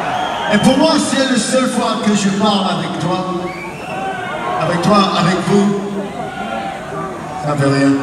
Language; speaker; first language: French; non-native, learner; English